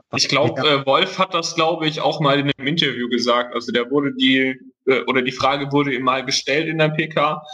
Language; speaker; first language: German; native; German